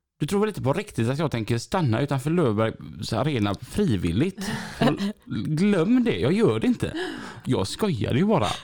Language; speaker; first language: Swedish; native; Swedish